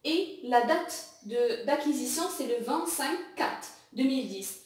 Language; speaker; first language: French; non-native, local second language; Arabic